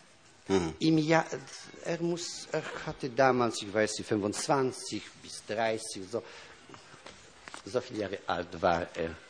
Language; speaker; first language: German; non-native, fluent; Polish